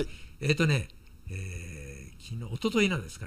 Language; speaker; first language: Japanese; native; Japanese